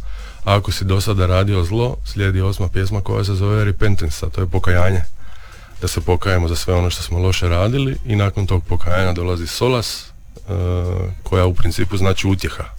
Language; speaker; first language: Serbian; native; Serbian